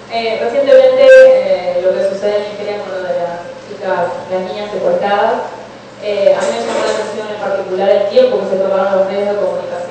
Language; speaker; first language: Spanish; native; Spanish